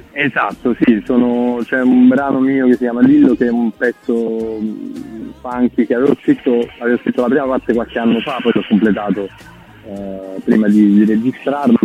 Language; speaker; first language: Italian; native; Italian